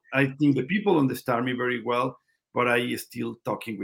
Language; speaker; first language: English; non-native, learner; Spanish